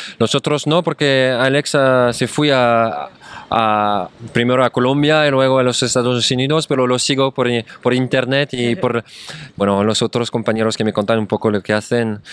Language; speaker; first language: Spanish; non-native, fluent; French